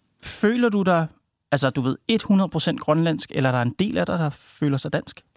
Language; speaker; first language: Danish; native; Danish